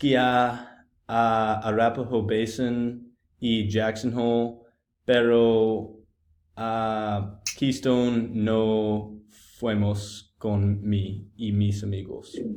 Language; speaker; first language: Spanish; non-native, learner; English